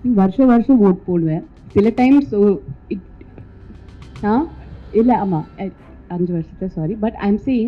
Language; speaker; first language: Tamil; non-native, fluent; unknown